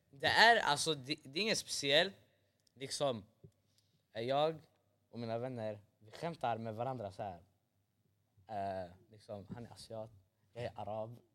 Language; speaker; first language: Swedish; early bilingual, other home language; Arabic